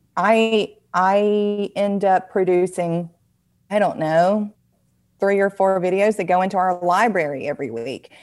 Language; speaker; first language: English; native; English